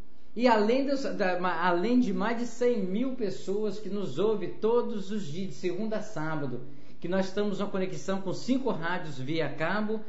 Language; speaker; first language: Portuguese; native; Portuguese